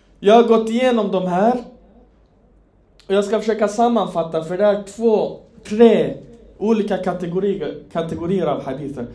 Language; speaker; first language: Swedish; non-native, fluent; Persian